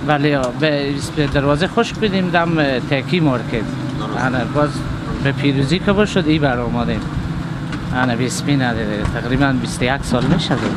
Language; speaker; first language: Persian; native; Persian